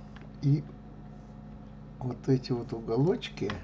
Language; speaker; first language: Russian; native; Russian